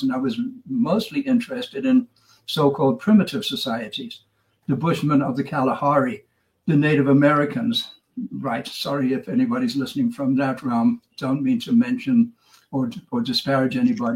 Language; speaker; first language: English; native; English